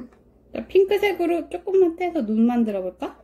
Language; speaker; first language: Korean; native; Korean